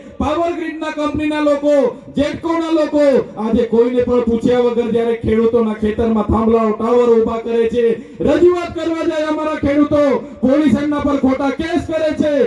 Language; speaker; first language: Gujarati; non-native, local second language; Vasavi